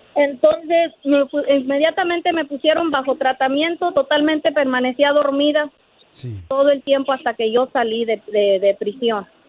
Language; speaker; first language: Spanish; native; Spanish